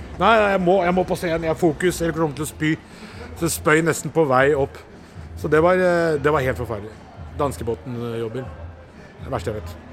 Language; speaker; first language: Norwegian; early bilingual, other home language; Urdu